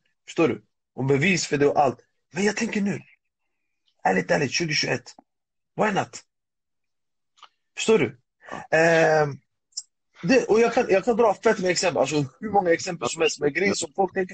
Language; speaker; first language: Swedish; early bilingual, other home language; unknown